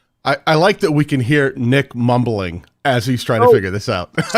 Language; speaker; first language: English; native; English